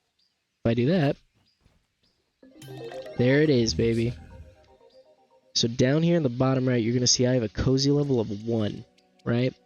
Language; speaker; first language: English; native; English